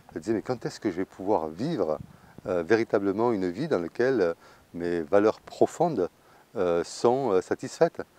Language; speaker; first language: French; native; French